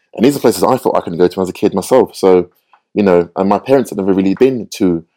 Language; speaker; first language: English; native; English